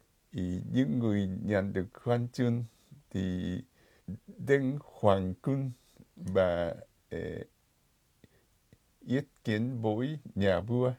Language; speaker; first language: Vietnamese; non-native, fluent; Japanese